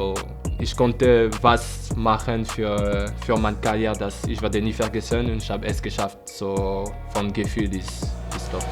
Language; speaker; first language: German; non-native, learner; French